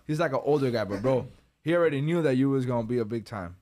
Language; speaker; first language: English; early bilingual, other home language; Spanish